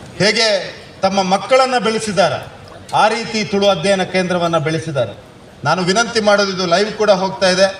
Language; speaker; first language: Kannada; non-native, local second language; Tulu